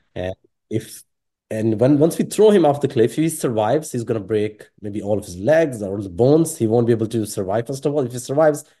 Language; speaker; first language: English; non-native, local second language; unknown